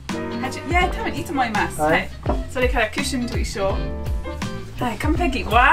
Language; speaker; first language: Japanese; non-native, learner; English